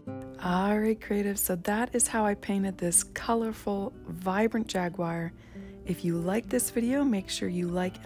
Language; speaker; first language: English; native; English